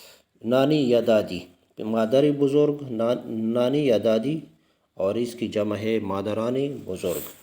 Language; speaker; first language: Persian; non-native, fluent; Urdu